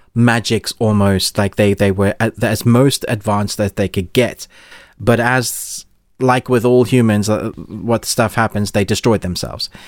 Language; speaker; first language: English; native; English